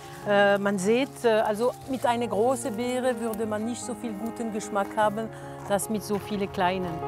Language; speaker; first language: German; non-native, fluent; French